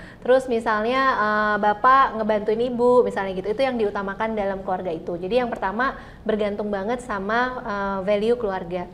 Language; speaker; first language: Indonesian; native; Indonesian